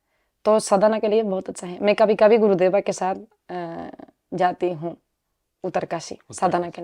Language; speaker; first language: Hindi; non-native, learner; Spanish